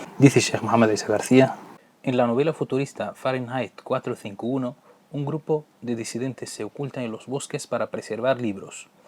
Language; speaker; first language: Spanish; non-native, fluent; Arabic